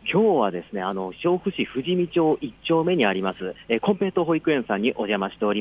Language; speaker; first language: Japanese; native; Japanese